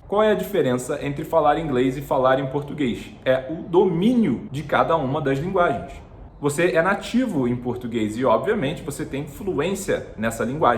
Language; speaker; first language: Portuguese; native; Portuguese